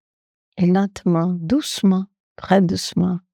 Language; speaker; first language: French; non-native, fluent; Portuguese